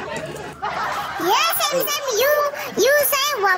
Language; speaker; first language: English; non-native, learner; Indonesian